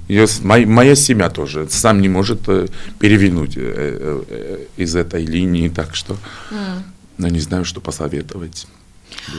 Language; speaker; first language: Russian; non-native, fluent; Georgian